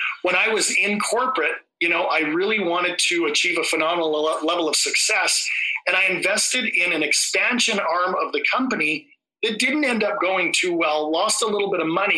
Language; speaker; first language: English; native; English